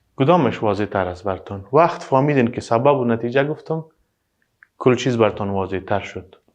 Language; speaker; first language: Persian; native; Persian